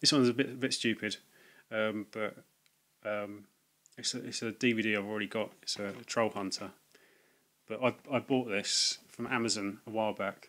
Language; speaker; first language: English; native; English